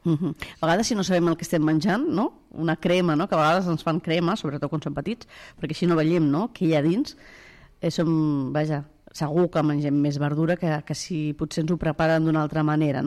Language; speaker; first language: Catalan; native; Catalan